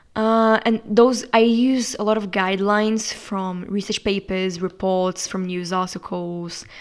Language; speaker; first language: English; non-native, fluent; Portuguese